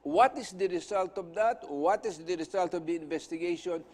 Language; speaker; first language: English; non-native, local second language; Filipino